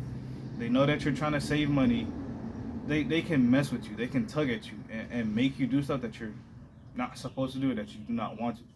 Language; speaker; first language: English; native; English